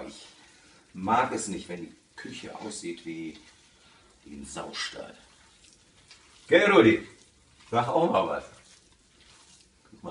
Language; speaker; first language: German; early bilingual, other home language; Italian